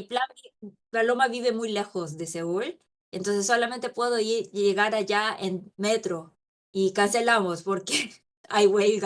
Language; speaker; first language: Spanish; non-native, local second language; Korean